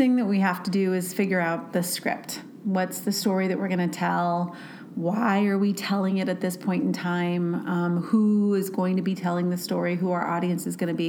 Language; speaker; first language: English; native; English